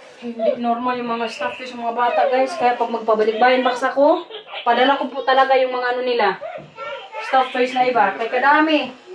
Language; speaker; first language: Filipino; non-native, local second language; Waray